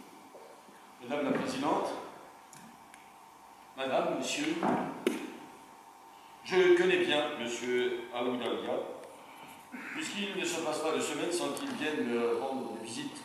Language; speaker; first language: French; native; French